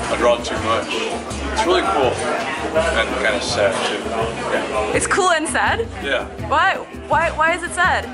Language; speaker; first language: English; native; English